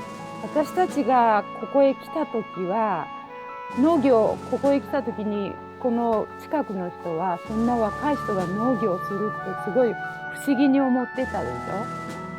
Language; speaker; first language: Japanese; native; Japanese